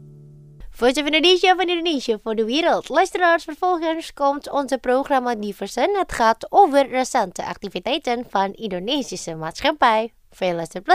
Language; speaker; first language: Dutch; non-native, fluent; Indonesian